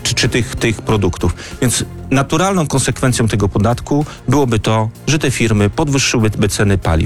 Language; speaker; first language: Polish; native; Polish